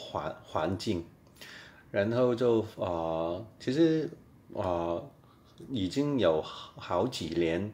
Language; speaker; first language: Chinese; non-native, fluent; Cantonese